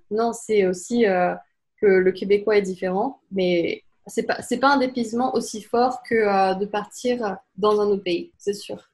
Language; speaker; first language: French; native; French